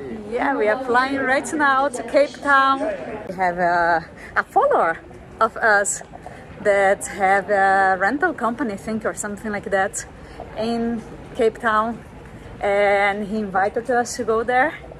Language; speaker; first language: English; non-native, fluent; Portuguese